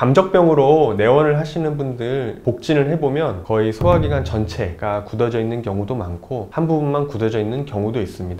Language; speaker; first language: Korean; native; Korean